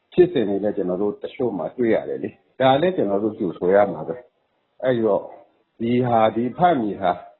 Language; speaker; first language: Burmese; native; Burmese